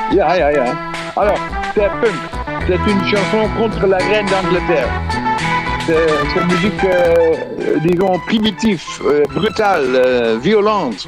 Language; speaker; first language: French; non-native, fluent; Dutch